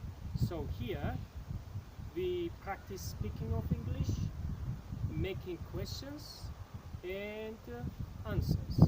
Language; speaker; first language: English; non-native, fluent; Tajik